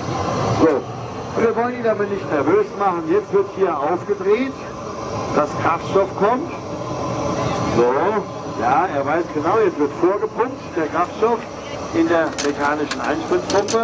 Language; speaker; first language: German; native; German